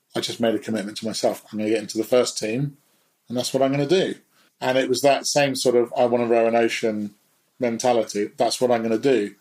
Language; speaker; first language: English; native; English